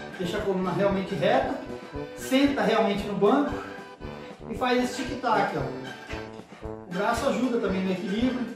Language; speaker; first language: Portuguese; native; Portuguese